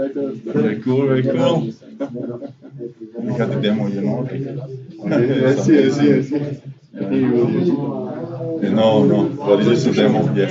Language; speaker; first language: English; non-native, fluent; Spanish